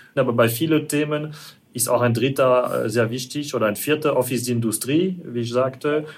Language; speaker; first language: German; non-native, fluent; French